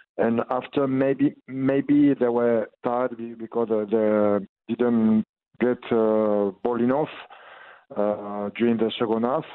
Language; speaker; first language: English; non-native, learner; French